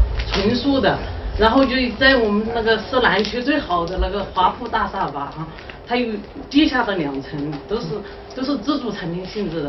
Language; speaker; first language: Chinese; native; Chinese